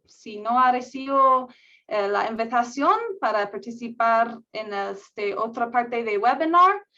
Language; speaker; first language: Spanish; non-native, learner; English